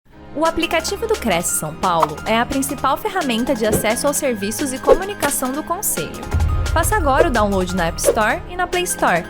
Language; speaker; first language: Portuguese; native; Portuguese